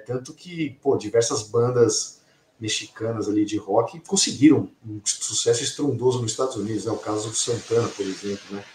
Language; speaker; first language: Portuguese; native; Portuguese